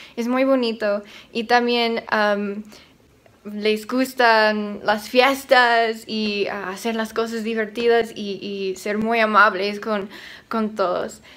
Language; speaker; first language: Spanish; non-native, fluent; English